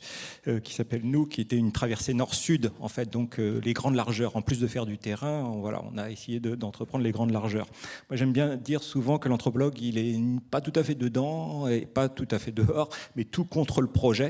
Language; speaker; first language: French; native; French